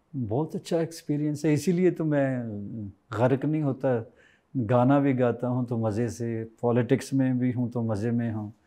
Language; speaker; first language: Hindi; native; Hindi